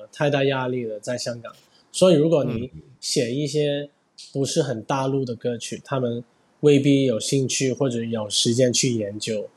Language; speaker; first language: Chinese; non-native, fluent; Cantonese